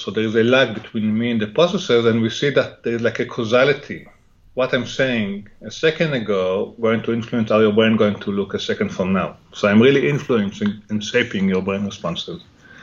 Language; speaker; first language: English; non-native, fluent; Hebrew